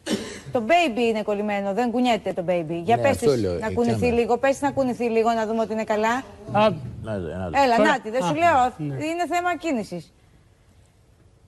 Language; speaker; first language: Greek; native; Greek